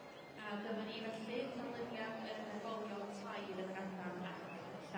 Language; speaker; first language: Welsh; native; Welsh